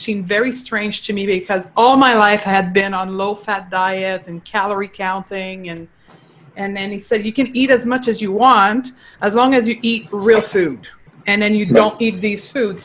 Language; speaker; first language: English; non-native, fluent; French